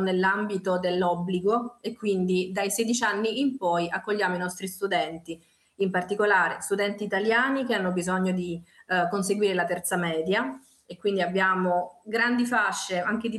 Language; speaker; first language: Italian; native; Italian